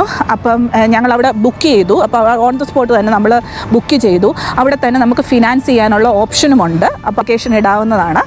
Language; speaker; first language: Malayalam; native; Malayalam